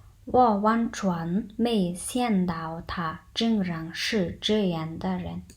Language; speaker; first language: Chinese; non-native, fluent; Mongolian